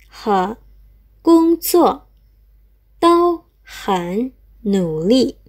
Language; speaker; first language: Chinese; non-native, fluent; Indonesian